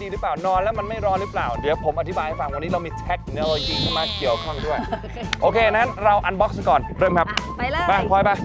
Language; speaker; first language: Thai; native; Thai